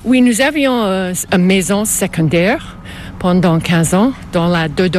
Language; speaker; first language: French; non-native, fluent; English